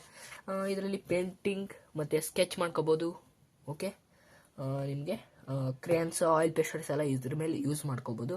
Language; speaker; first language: Kannada; native; Kannada